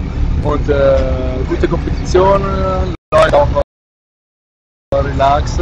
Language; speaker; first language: German; non-native, learner; Italian